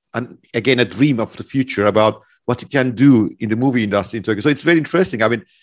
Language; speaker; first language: English; non-native, fluent; Turkish